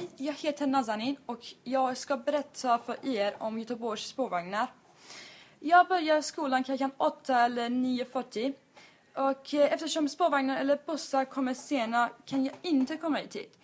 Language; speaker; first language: Swedish; non-native, learner; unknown